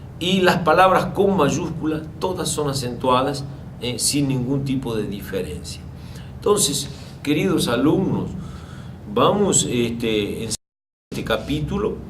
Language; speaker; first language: Spanish; non-native, fluent; Portuguese